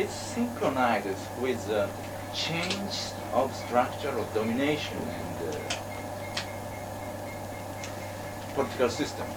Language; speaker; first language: English; non-native, learner; Japanese